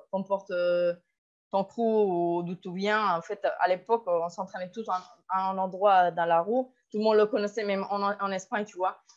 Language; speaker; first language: French; non-native, fluent; Spanish